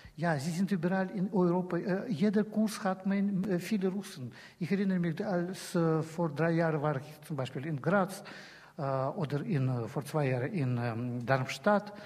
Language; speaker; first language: German; non-native, learner; Russian